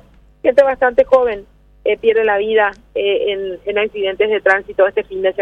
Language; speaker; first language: Spanish; native; Spanish